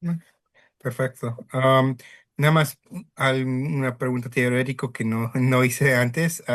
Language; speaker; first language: Spanish; early bilingual, heritage; Spanish